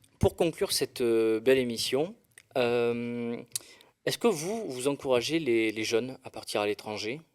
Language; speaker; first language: French; native; French